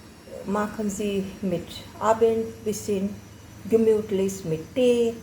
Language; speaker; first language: German; non-native, learner; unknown